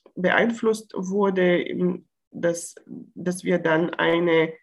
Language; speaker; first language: German; non-native, fluent; Bulgarian